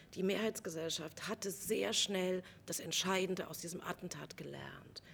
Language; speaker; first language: German; native; German